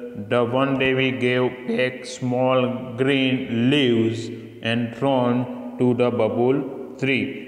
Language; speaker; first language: English; non-native, local second language; Gujarati